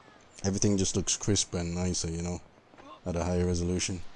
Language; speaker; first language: English; native; English